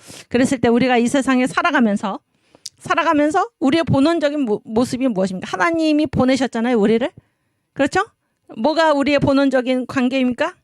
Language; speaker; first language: Korean; native; Korean